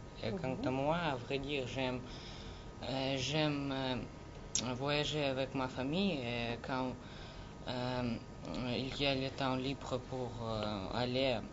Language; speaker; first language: French; non-native, learner; Russian